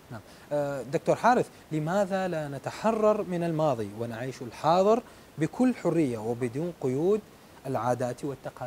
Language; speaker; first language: Arabic; native; Arabic